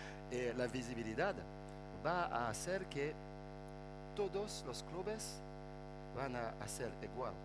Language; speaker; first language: Spanish; non-native, fluent; French